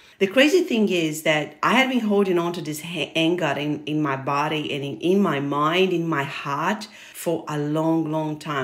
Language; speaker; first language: English; non-native, fluent; Portuguese